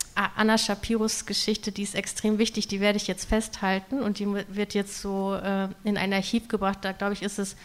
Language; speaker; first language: German; non-native, local second language; Russian